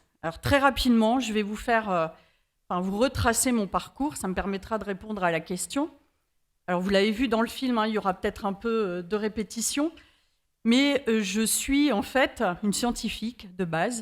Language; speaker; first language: French; native; French